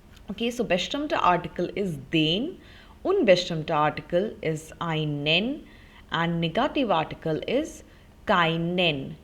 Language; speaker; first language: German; non-native, fluent; Hindi